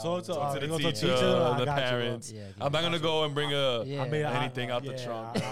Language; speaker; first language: English; native; English